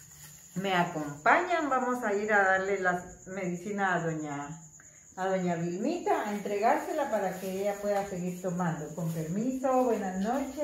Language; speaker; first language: Spanish; native; Spanish